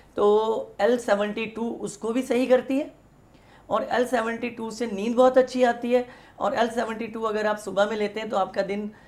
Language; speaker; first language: Urdu; native; Urdu